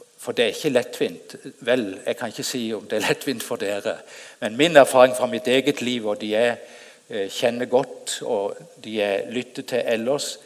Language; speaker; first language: Norwegian; native; Norwegian